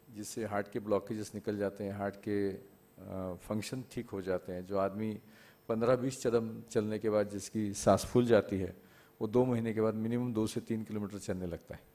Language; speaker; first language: Hindi; non-native, local second language; Marathi